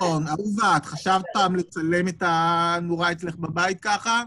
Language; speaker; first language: Hebrew; native; Hebrew